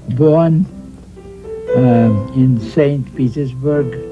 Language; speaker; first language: English; non-native, fluent; Russian